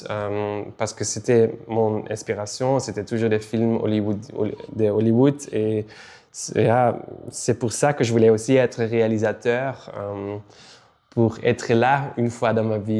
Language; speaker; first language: French; non-native, local second language; Dutch